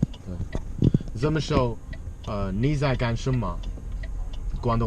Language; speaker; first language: Chinese; non-native, learner; English